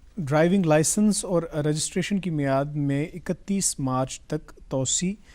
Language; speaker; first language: Urdu; non-native, local second language; Kashmiri